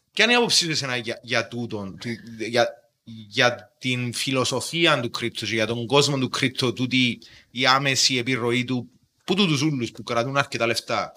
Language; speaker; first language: Greek; native; Greek